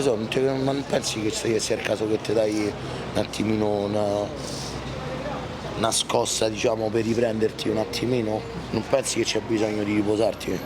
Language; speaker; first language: Italian; native; Italian